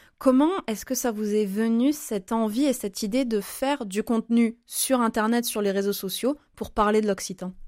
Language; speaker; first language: French; native; French